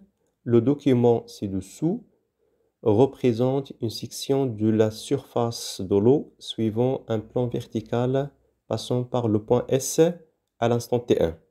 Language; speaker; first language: French; non-native, local second language; Arabic